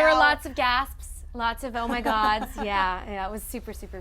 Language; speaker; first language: English; native; English